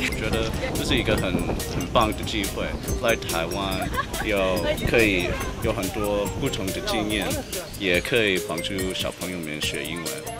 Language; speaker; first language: Chinese; early bilingual, heritage; Chinese